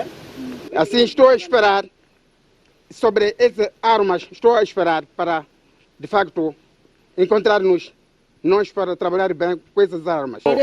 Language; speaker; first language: Portuguese; non-native, local second language; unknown